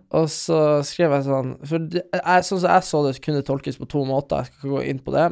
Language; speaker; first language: Norwegian; native; Norwegian